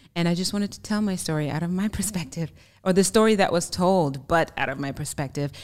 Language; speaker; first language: English; non-native, fluent; German